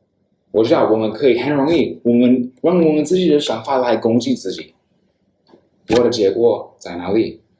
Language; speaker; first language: Chinese; non-native, fluent; English